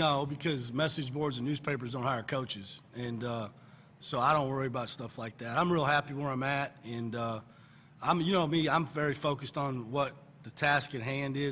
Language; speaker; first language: English; native; English